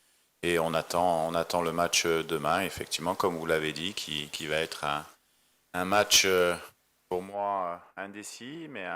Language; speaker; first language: French; native; French